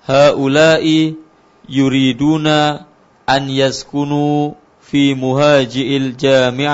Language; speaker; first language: Arabic; non-native, learner; Indonesian